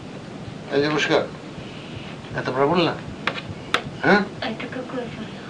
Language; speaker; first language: Russian; non-native, learner; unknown